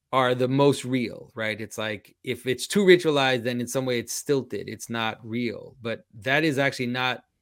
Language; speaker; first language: English; non-native, fluent; French